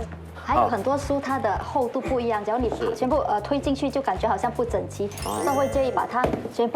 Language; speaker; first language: Chinese; native; Chinese